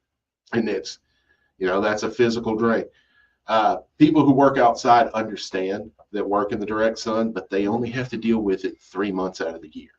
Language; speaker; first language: English; native; English